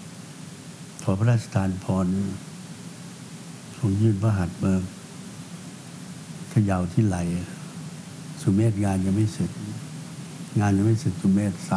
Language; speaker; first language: Thai; native; Thai